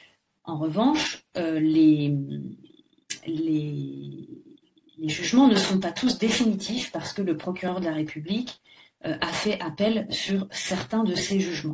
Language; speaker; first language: French; native; French